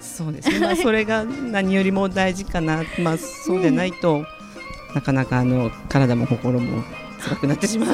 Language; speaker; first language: Japanese; native; Japanese